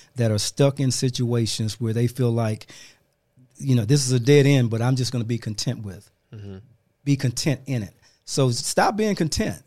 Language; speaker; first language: English; native; English